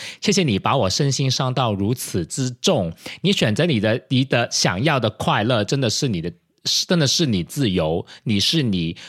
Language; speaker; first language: Chinese; non-native, local second language; Cantonese